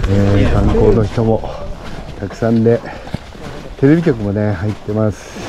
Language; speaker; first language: Japanese; native; Japanese